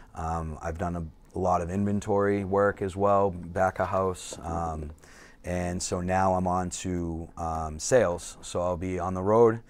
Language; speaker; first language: English; native; English